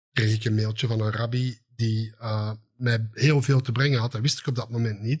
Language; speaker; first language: Dutch; native; Dutch